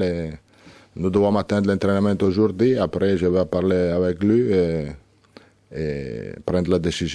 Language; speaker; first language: French; non-native, learner; Italian